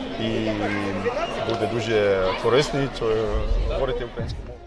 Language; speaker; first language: Ukrainian; non-native, learner; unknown